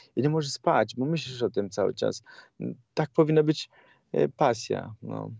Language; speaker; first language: Polish; non-native, learner; Italian